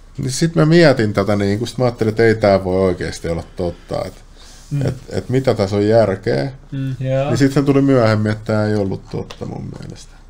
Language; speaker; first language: Finnish; native; Finnish